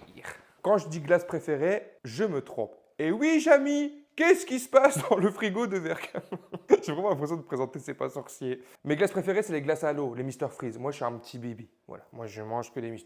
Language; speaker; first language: French; native; French